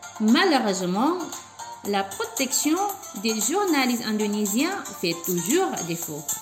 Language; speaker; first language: French; non-native, fluent; Indonesian